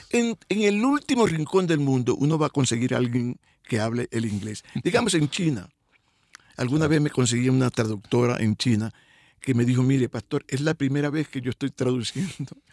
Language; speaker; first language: Spanish; native; Spanish